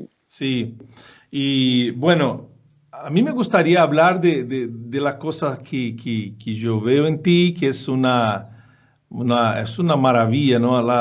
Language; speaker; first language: Spanish; non-native, fluent; Portuguese